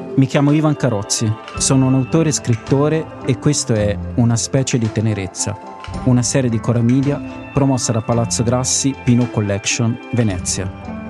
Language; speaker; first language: Italian; native; Italian